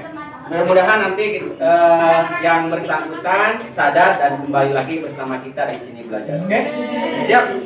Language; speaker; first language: Indonesian; native; Indonesian